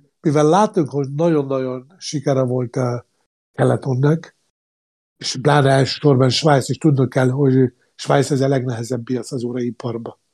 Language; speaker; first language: Hungarian; non-native, fluent; Arabic